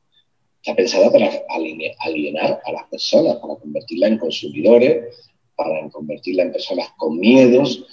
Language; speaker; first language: Spanish; native; Spanish